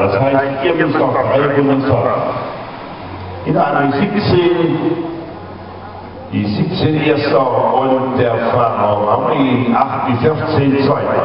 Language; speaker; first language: German; native; German